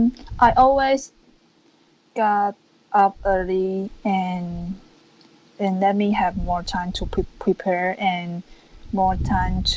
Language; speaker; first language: English; non-native, learner; Chinese